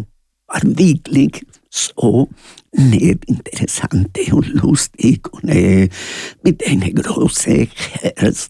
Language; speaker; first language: German; non-native, learner; Spanish